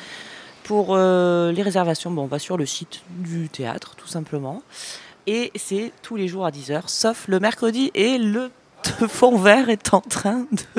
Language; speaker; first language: French; native; French